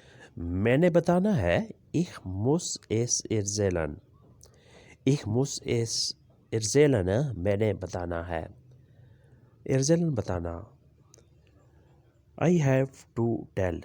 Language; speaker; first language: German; non-native, learner; Urdu